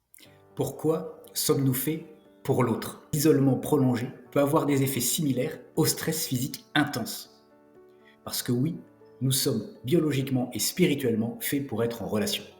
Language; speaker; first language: French; native; French